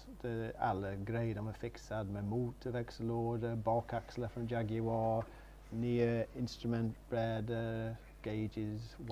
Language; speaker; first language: Swedish; non-native, learner; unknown